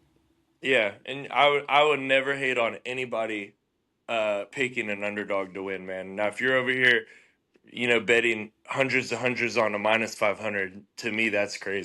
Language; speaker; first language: English; native; English